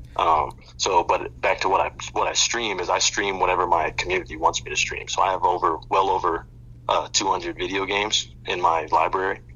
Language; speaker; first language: English; native; English